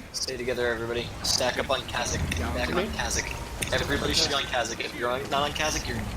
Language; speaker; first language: English; native; English